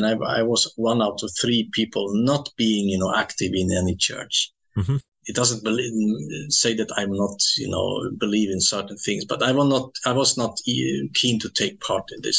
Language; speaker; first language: English; non-native, fluent; Swedish